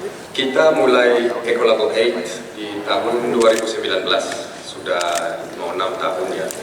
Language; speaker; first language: Indonesian; non-native, fluent; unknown